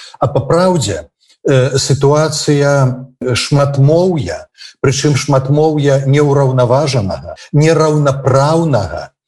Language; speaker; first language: Belarusian; native; Belarusian